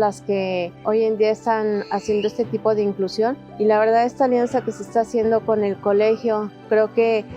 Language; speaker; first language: Spanish; native; Spanish